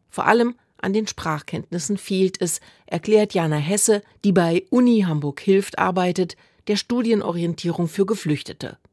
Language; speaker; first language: German; native; German